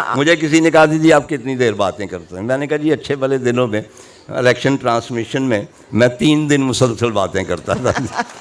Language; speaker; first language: Urdu; non-native, local second language; Punjabi